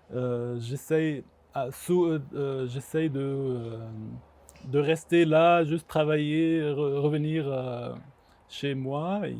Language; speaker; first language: French; non-native, local second language; Arabic